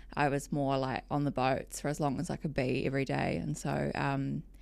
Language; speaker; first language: English; native; English